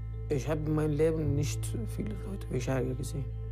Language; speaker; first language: German; non-native, fluent; Persian